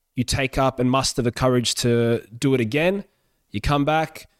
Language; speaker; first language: English; early bilingual, other home language; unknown